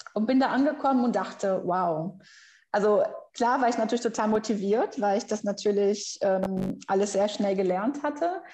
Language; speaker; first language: German; non-native, fluent; Portuguese